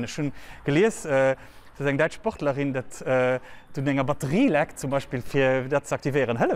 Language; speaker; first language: German; non-native, local second language; Luxembourgish